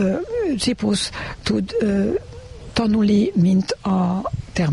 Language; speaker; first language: Hungarian; non-native, learner; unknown